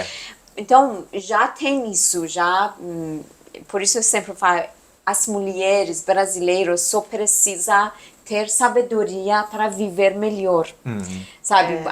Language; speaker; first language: Portuguese; non-native, fluent; Persian